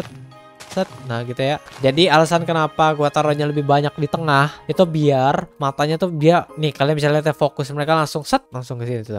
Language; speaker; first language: Indonesian; native; Indonesian